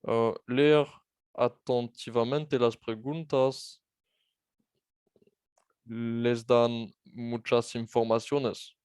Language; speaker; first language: Spanish; non-native, fluent; French